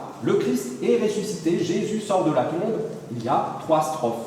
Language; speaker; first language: French; native; French